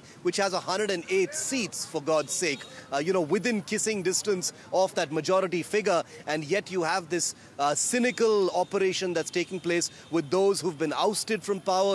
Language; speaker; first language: English; non-native, local second language; Tamil